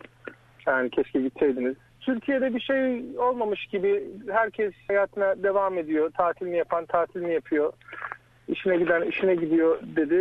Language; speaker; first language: Turkish; native; Turkish